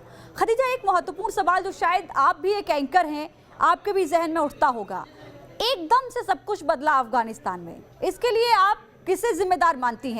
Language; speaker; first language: Hindi; native; Hindi